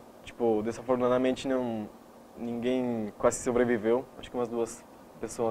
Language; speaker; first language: Portuguese; non-native, fluent; Spanish